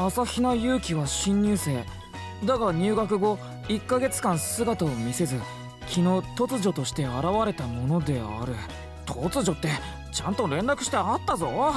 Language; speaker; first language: Japanese; native; Japanese